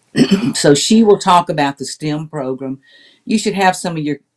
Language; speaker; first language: English; native; English